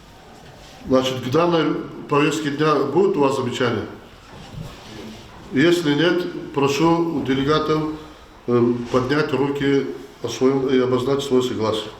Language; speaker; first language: Russian; non-native, local second language; Lezghian